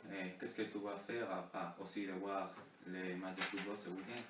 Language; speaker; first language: French; non-native, learner; Spanish